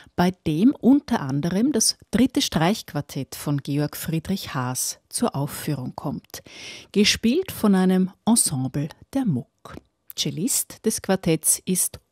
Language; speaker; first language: German; native; German